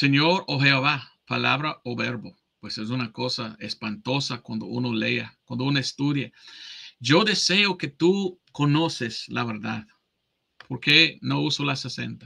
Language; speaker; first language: Spanish; non-native, fluent; English